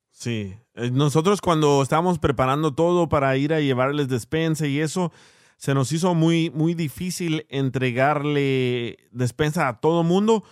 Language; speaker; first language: Spanish; early bilingual, heritage; Spanish